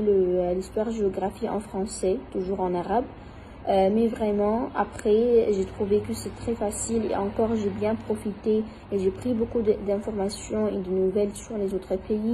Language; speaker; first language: French; non-native, fluent; Arabic